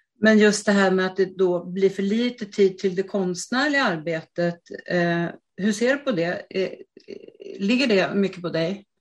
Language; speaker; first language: Swedish; native; Swedish